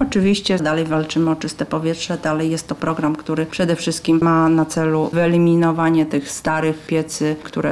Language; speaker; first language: Polish; native; Polish